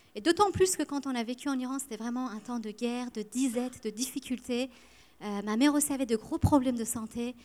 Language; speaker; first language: French; early bilingual, other home language; Persian